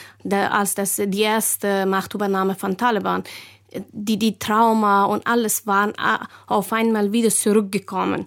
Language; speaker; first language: German; non-native, fluent; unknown